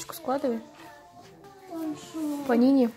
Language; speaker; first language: Russian; native; Russian